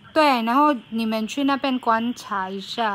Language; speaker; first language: Chinese; non-native, fluent; Filipino